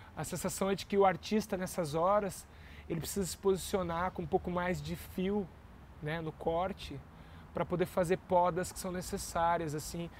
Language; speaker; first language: Portuguese; native; Portuguese